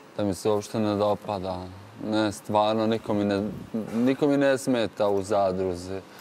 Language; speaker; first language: Bosnian; early bilingual, heritage; Bosnian